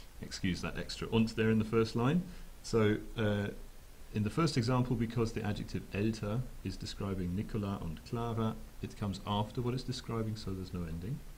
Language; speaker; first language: English; native; English